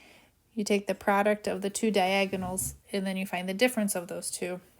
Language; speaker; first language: English; native; English